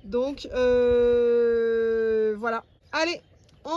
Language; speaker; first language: French; native; French